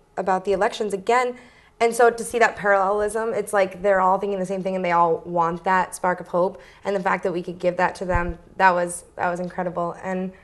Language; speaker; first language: English; native; English